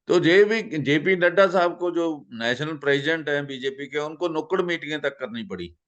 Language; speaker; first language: Hindi; non-native, local second language; Punjabi